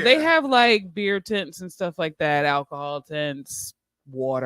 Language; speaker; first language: English; native; English